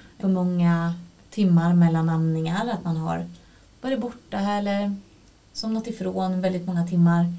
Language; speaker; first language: Swedish; native; Swedish